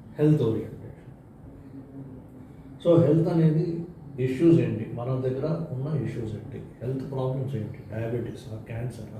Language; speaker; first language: Telugu; native; Telugu